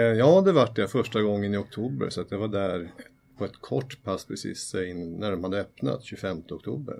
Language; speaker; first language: Swedish; native; Swedish